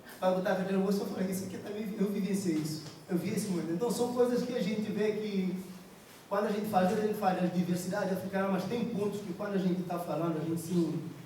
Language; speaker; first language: Portuguese; non-native, local second language; Kabuverdianu